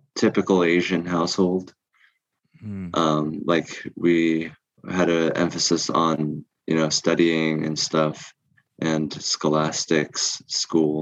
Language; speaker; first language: English; early bilingual, other home language; Korean